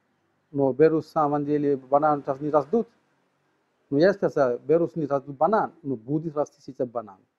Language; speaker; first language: Russian; non-native, learner; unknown